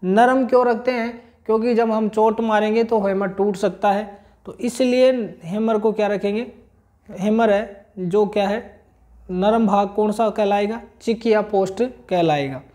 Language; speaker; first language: Hindi; native; Hindi